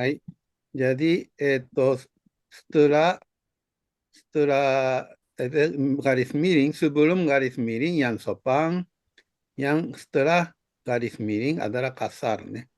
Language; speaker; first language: Indonesian; non-native, fluent; Japanese